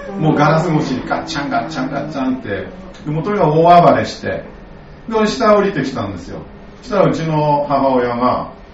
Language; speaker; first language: Japanese; native; Japanese